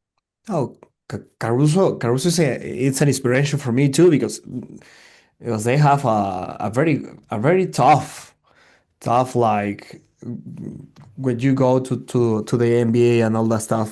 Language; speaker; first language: English; non-native, learner; Spanish